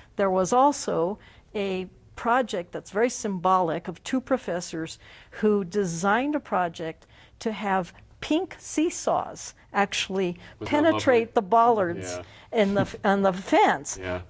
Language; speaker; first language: English; native; English